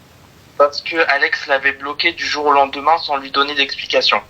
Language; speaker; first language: French; native; French